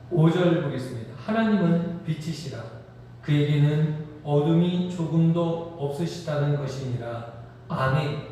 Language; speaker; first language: Korean; native; Korean